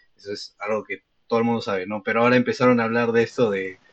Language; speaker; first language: Spanish; native; Spanish